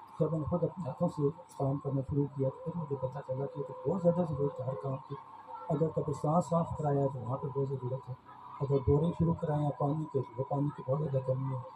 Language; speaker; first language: Urdu; non-native, local second language; Punjabi